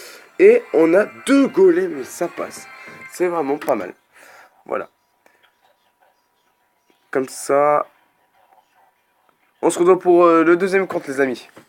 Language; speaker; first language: French; native; French